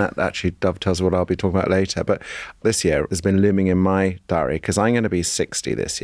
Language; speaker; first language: English; native; English